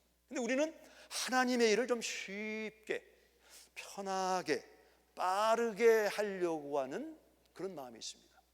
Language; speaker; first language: Korean; native; Korean